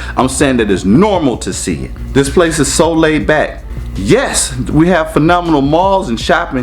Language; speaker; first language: English; native; English